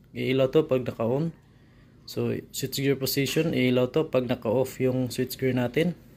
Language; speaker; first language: Filipino; non-native, local second language; Cebuano